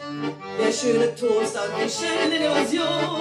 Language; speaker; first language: German; native; German